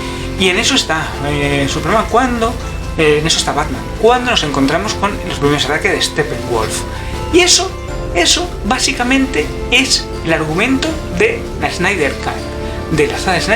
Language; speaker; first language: Spanish; native; Spanish